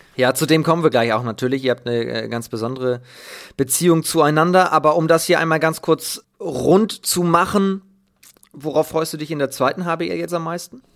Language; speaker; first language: German; native; German